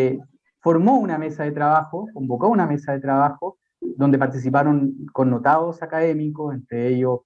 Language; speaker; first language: Spanish; native; Spanish